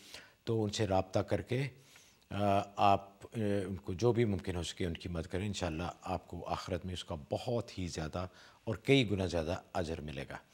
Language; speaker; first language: Urdu; native; Urdu